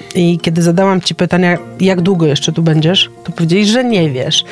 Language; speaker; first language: Polish; non-native, fluent; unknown